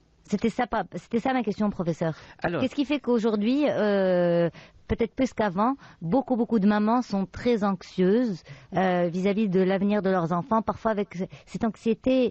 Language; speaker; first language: French; non-native, local second language; Arabic